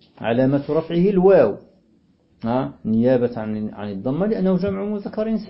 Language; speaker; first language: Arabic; non-native, fluent; French